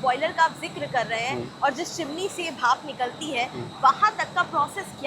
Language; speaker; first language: Hindi; native; Hindi